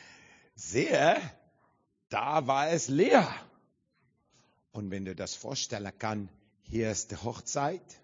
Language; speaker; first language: German; non-native, learner; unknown